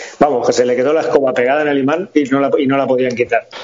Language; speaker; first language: Spanish; native; Spanish